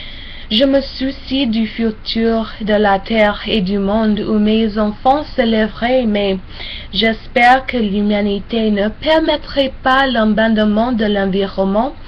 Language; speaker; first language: French; non-native, learner; English